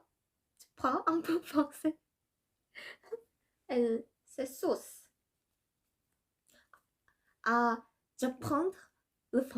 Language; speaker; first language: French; non-native, learner; Korean